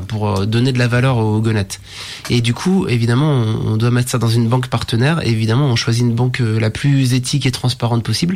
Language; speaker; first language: French; native; French